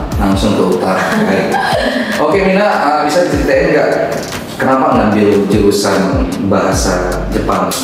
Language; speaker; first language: Indonesian; native; Indonesian